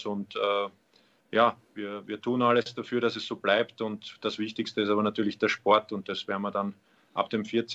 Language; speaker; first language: German; native; German